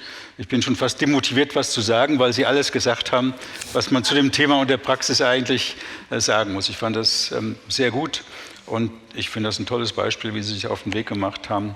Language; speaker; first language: German; native; German